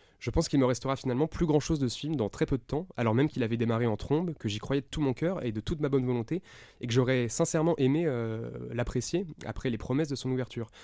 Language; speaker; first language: French; native; French